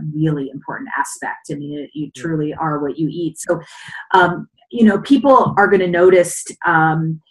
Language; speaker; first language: English; native; English